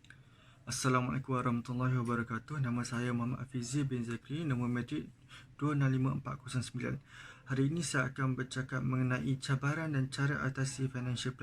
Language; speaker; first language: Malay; native; Malay